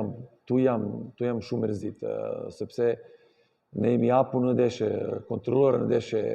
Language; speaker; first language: Albanian; non-native, learner; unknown